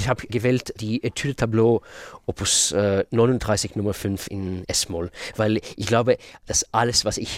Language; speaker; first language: German; non-native, fluent; Russian